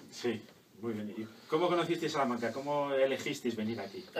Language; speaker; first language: Spanish; native; Spanish